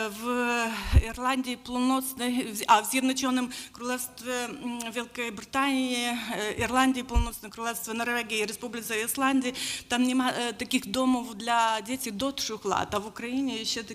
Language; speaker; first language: Polish; non-native, learner; Ukrainian